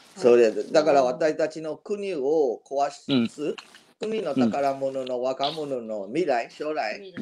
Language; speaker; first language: Japanese; non-native, fluent; Burmese